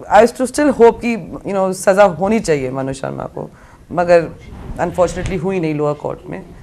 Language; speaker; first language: Hindi; native; Hindi